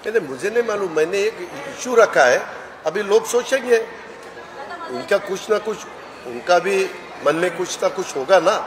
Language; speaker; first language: Hindi; non-native, local second language; Marathi